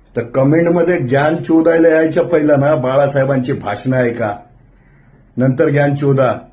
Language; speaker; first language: Marathi; non-native, local second language; Hindi